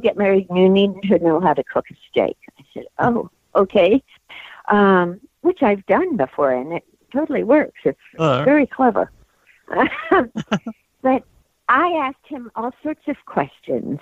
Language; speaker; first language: English; native; English